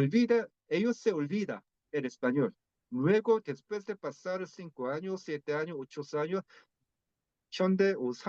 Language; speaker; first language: Spanish; non-native, fluent; Korean